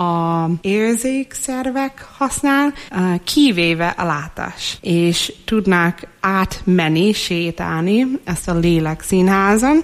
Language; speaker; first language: Hungarian; non-native, fluent; English